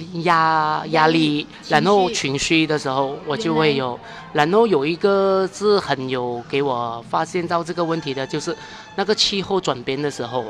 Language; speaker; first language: Chinese; native; Chinese